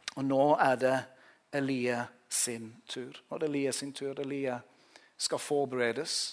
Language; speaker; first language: Norwegian; non-native, fluent; English